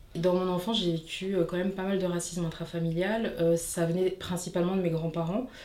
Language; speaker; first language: French; native; French